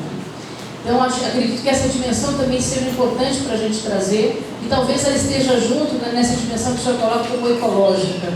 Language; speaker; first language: Portuguese; native; Portuguese